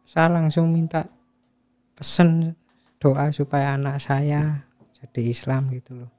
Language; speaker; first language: Indonesian; native; Indonesian